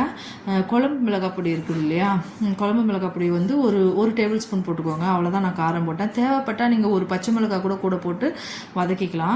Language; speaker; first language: Tamil; native; Tamil